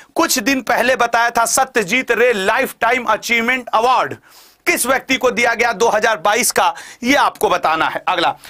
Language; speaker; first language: Hindi; native; Hindi